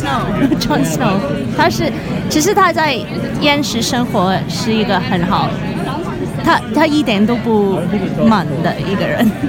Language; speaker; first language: Chinese; non-native, local second language; Cantonese